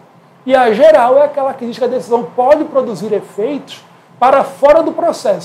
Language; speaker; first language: Portuguese; native; Portuguese